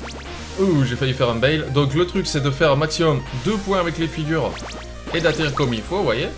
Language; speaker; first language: French; native; French